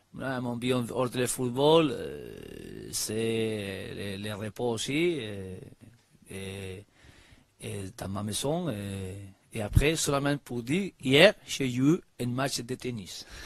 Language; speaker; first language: French; non-native, learner; Spanish